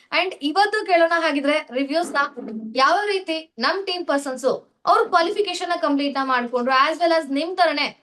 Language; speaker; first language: Kannada; native; Kannada